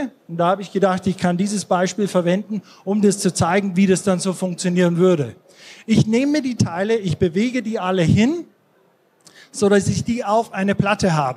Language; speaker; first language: German; non-native, fluent; English